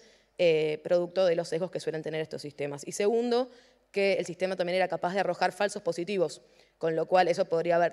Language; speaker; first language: Spanish; native; Spanish